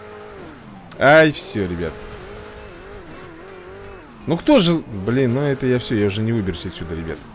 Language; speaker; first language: Russian; native; Russian